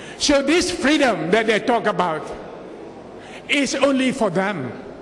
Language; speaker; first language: English; non-native, local second language; Malay